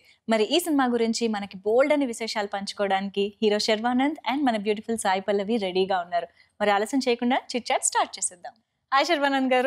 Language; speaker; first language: Telugu; native; Telugu